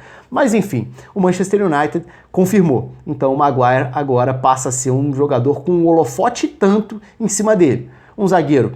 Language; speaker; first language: Portuguese; native; Portuguese